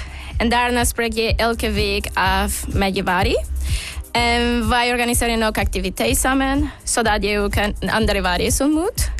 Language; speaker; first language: Dutch; non-native, fluent; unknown